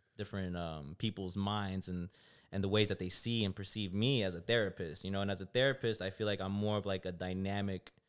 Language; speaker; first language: English; native; English